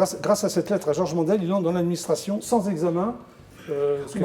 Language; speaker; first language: French; native; French